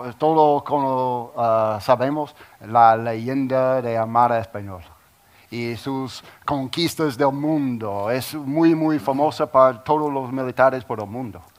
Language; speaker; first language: Spanish; non-native, learner; English